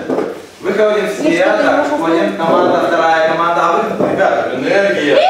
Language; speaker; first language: Russian; native; Russian